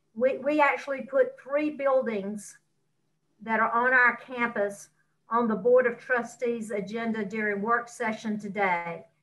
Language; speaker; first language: English; native; English